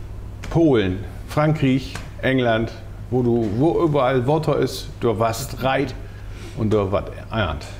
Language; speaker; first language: German; native; German